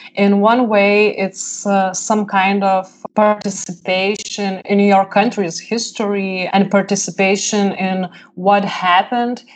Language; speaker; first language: English; non-native, fluent; Lithuanian